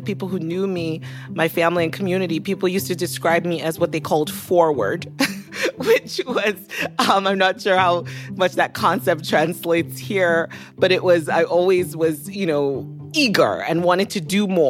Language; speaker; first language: English; non-native, local second language; Yoruba